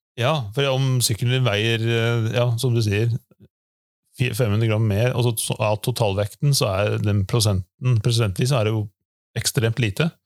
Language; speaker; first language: Norwegian; native; Norwegian